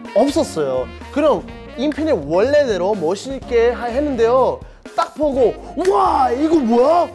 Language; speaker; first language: Korean; non-native, learner; English